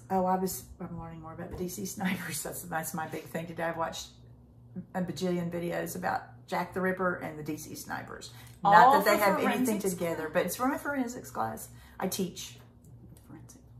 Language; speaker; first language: English; native; English